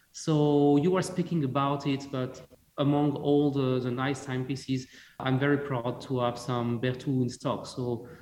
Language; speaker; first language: English; non-native, fluent; French